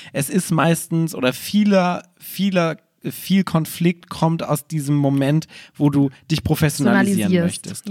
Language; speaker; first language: German; native; German